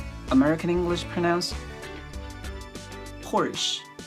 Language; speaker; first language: English; non-native, fluent; Chinese